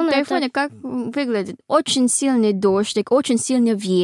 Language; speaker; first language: Russian; non-native, learner; Filipino